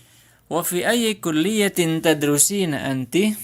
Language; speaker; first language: Arabic; non-native, fluent; Indonesian